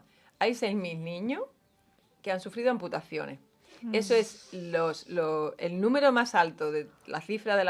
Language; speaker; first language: Spanish; native; Spanish